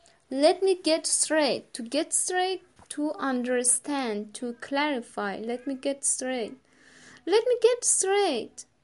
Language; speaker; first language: English; non-native, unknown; Persian